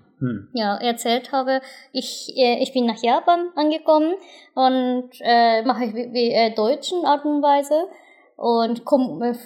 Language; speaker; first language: German; non-native, fluent; Japanese